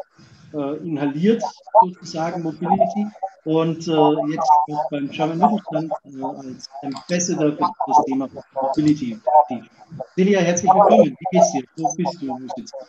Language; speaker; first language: German; native; German